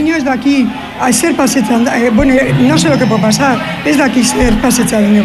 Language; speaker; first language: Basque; non-native, learner; Spanish